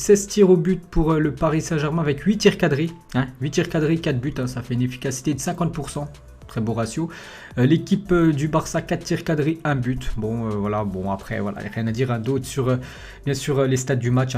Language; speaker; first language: French; native; French